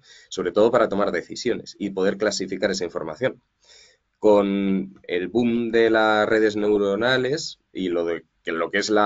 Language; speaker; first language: Spanish; native; Spanish